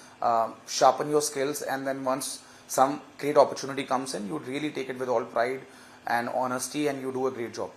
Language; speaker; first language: English; non-native, local second language; Hindi